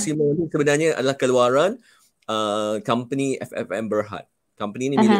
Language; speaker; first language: Malay; native; Malay